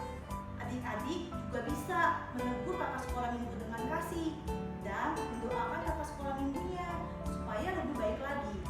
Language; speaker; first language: Indonesian; native; Indonesian